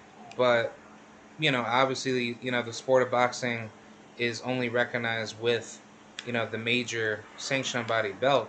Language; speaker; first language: English; native; English